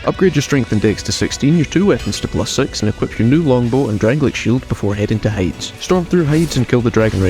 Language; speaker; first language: English; native; English